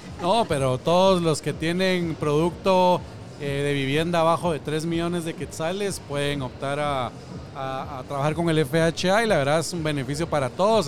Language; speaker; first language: Spanish; native; Spanish